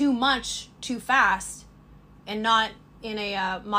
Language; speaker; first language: English; native; English